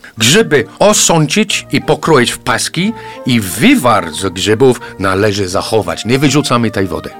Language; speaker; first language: Polish; non-native, fluent; English